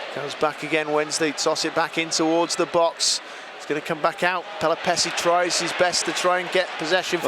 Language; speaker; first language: English; native; English